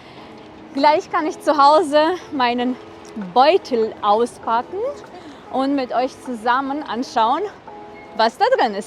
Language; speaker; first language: German; non-native, fluent; Russian